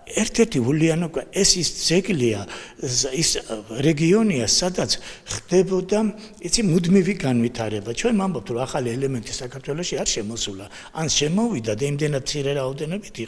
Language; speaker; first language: Georgian; native; Georgian